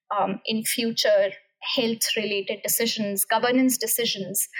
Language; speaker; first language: English; non-native, local second language; Hindi